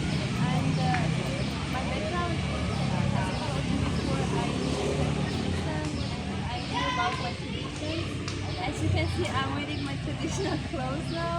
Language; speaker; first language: English; non-native, fluent; Tajik